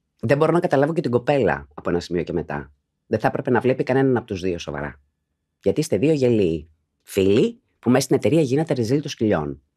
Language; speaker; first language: Greek; native; Greek